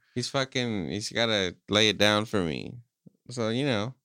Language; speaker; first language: English; early bilingual, other home language; Spanish